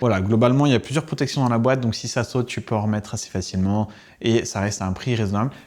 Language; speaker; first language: French; native; French